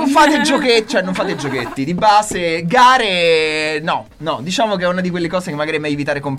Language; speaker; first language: Italian; native; Italian